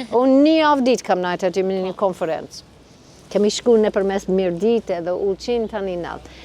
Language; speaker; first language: Albanian; non-native, fluent; English